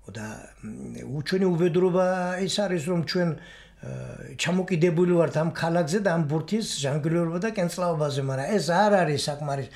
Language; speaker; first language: Georgian; native; Georgian